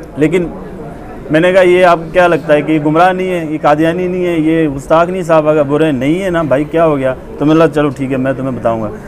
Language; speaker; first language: Urdu; non-native, local second language; Punjabi